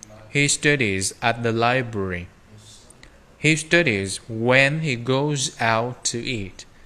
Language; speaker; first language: English; non-native, fluent; Vietnamese